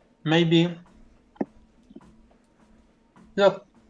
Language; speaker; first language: English; non-native, learner; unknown